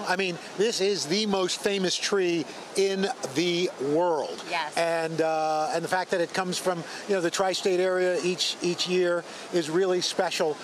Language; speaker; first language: English; native; English